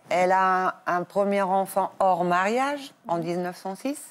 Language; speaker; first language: French; non-native, fluent; German